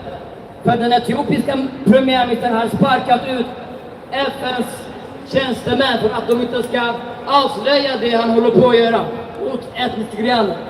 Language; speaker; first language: Swedish; early bilingual, other home language; Tigrinya